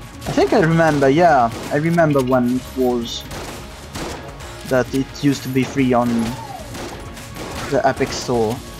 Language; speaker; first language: English; non-native, fluent; Italian